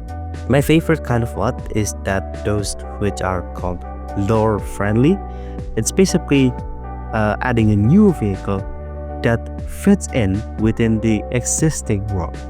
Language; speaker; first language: English; non-native, fluent; Indonesian